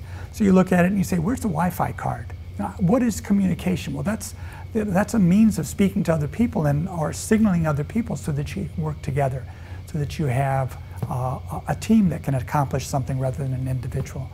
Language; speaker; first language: English; native; English